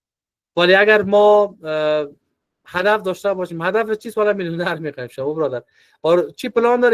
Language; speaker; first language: Persian; native; Persian